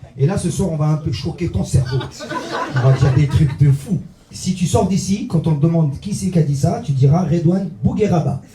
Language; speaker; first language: French; native; French